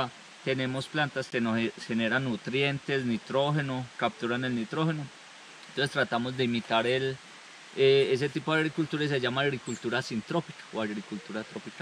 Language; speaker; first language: Spanish; native; Spanish